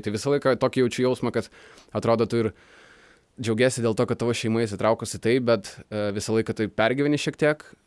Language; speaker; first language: Lithuanian; early bilingual, other home language; Russian